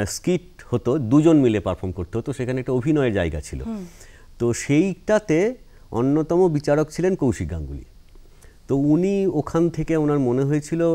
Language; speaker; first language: Bangla; native; Bangla